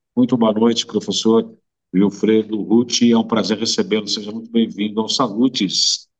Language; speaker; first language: Portuguese; native; Portuguese